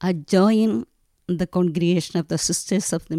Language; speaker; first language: English; non-native, local second language; Malayalam